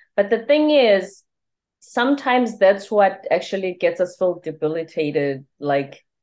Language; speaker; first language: English; non-native, local second language; Zulu